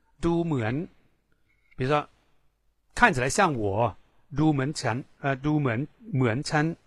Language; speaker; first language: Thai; non-native, fluent; Chinese